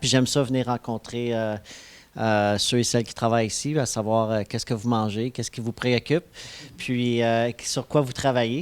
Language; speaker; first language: French; native; French